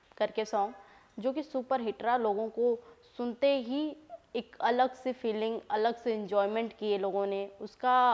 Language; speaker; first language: Hindi; native; Hindi